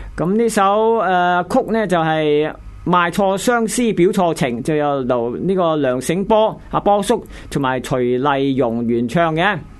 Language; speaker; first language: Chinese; non-native, local second language; Cantonese